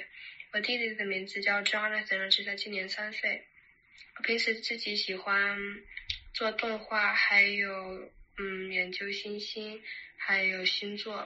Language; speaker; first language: Chinese; early bilingual, other home language; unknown